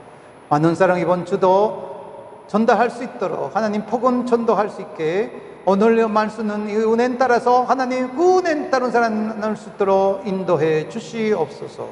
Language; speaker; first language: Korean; non-native, fluent; Spanish